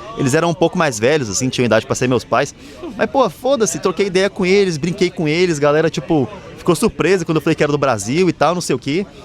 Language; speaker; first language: Portuguese; native; Portuguese